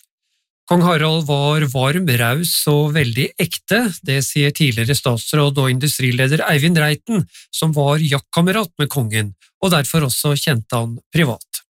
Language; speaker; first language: Norwegian; native; Norwegian